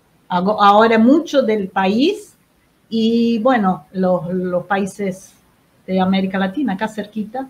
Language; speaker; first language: Spanish; non-native, fluent; Portuguese